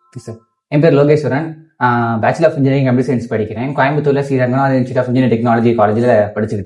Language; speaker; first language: Tamil; native; Tamil